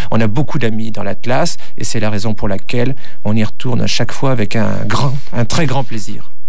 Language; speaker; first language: French; native; French